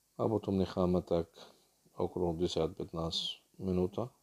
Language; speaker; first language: Slovak; non-native, learner; Arabic